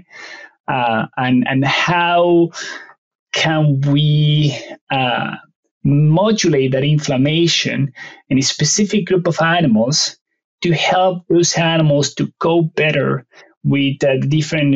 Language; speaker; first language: English; non-native, fluent; Spanish